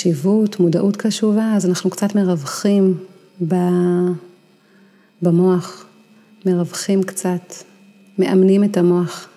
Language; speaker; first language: Hebrew; native; Hebrew